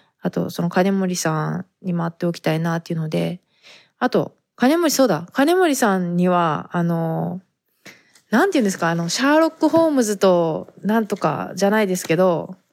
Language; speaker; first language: Japanese; native; Japanese